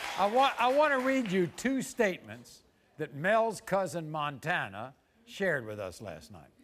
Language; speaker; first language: English; native; English